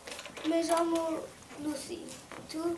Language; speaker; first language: Spanish; non-native, learner; English